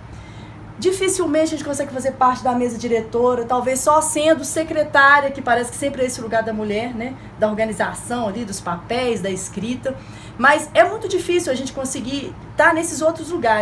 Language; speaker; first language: Portuguese; native; Portuguese